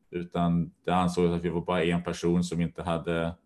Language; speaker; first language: Swedish; native; Swedish